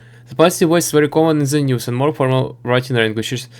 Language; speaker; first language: English; non-native, learner; Ukrainian